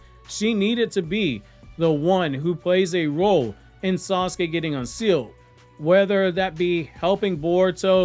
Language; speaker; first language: English; native; English